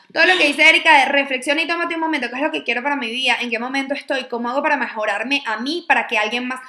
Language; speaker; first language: Spanish; native; Spanish